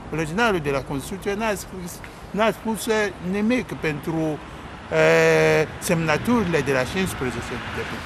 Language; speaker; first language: Romanian; non-native, local second language; Russian